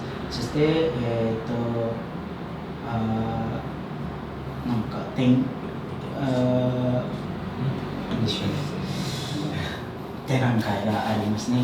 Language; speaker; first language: Japanese; non-native, fluent; Indonesian